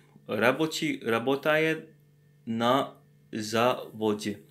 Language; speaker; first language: Russian; non-native, learner; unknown